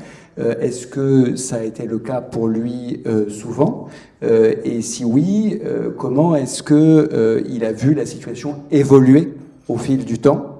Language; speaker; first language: French; native; French